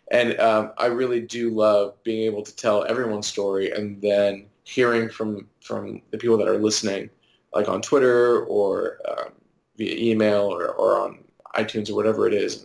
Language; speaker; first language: English; native; English